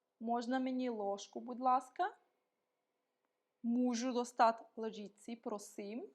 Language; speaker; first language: Czech; non-native, learner; Ukrainian